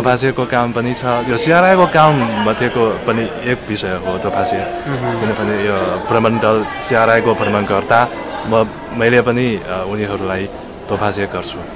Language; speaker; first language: Nepali; non-native, fluent; Chinese